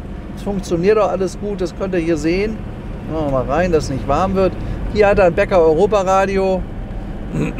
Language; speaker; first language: German; native; German